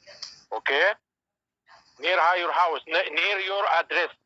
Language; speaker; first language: English; non-native, learner; Arabic